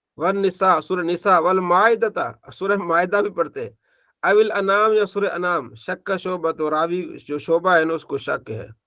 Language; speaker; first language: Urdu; native; Urdu